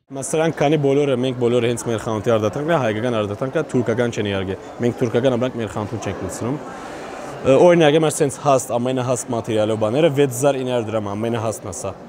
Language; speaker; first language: Armenian; early bilingual, heritage; Armenian